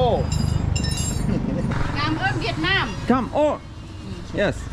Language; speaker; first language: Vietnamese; non-native, learner; Arabic